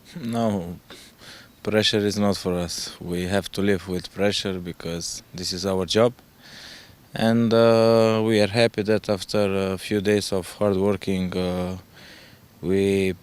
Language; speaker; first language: English; non-native, fluent; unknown